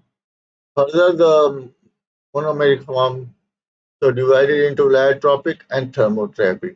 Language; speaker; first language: English; non-native, local second language; Hindi